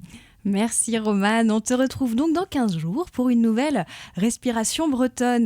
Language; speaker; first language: French; native; French